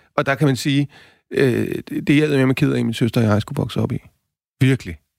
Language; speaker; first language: Danish; native; Danish